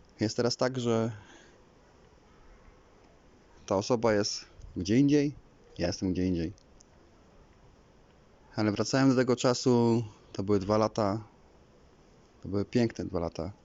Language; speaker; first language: Polish; native; Polish